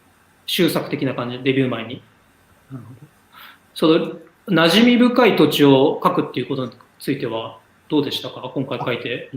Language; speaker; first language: Japanese; native; Japanese